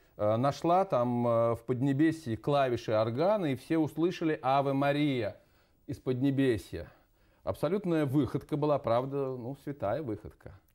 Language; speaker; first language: Russian; native; Russian